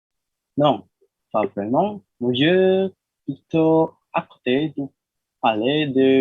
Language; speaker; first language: French; non-native, learner; Indonesian